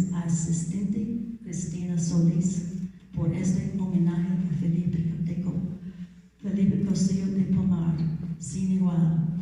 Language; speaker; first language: Spanish; non-native, learner; English